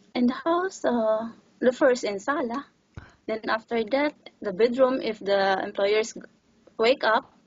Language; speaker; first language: English; non-native, learner; Filipino